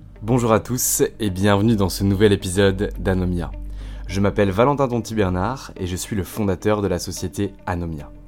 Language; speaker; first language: French; native; French